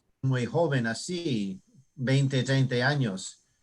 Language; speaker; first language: Spanish; non-native, learner; English